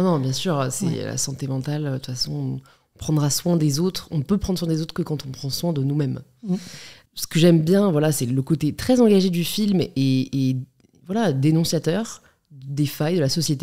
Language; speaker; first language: French; native; French